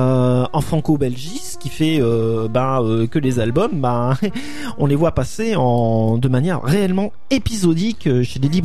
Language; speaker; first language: French; native; French